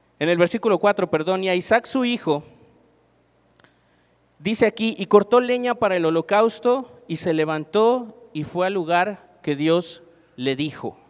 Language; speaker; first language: Spanish; native; Spanish